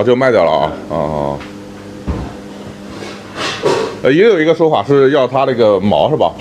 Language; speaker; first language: Chinese; native; Chinese